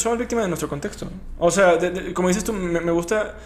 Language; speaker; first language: Spanish; native; Spanish